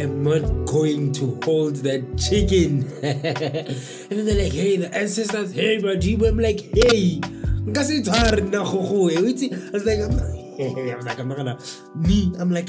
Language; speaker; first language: English; non-native, local second language; Southern Sotho